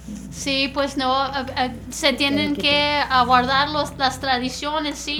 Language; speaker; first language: Spanish; early bilingual, other home language; English